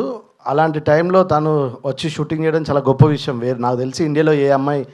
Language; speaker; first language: Telugu; native; Telugu